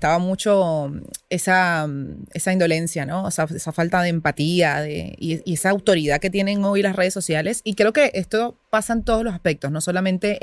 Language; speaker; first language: Spanish; native; Spanish